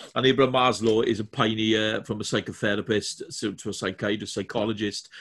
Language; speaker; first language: English; native; English